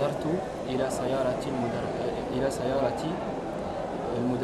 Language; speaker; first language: Arabic; non-native, learner; French